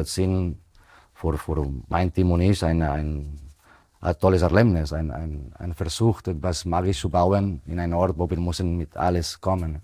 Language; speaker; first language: German; non-native, fluent; Spanish